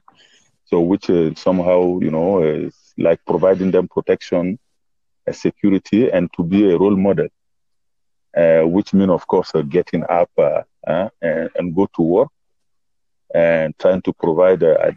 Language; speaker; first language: English; non-native, fluent; Bambara